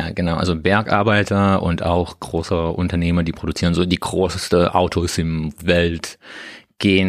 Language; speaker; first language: German; non-native, learner; Russian